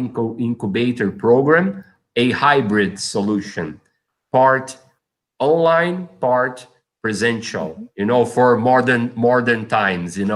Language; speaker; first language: English; non-native, fluent; Portuguese